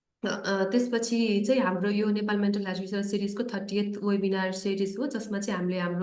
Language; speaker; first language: Nepali; native; Nepali